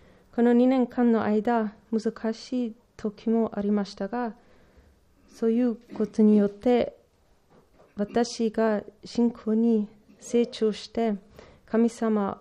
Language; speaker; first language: Japanese; non-native, learner; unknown